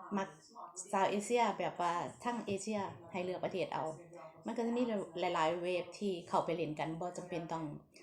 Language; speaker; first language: Thai; non-native, local second language; Northeastern Thai